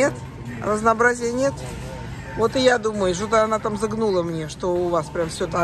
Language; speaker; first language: Russian; native; Russian